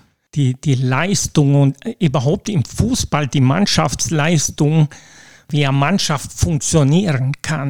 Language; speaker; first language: German; non-native, local second language; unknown